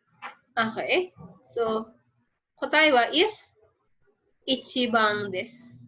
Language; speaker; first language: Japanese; non-native, fluent; Filipino